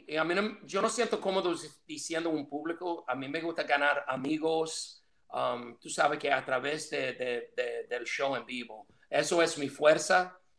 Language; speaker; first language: Spanish; non-native, fluent; English